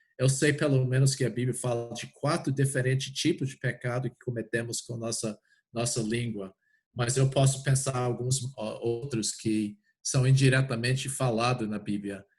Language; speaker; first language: Portuguese; non-native, fluent; English